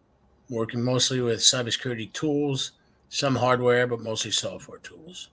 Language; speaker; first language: English; native; English